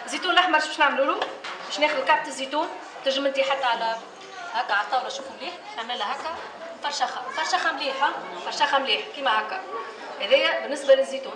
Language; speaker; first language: Arabic; native; Arabic